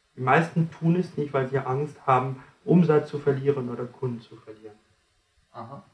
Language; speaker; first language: German; non-native, fluent; French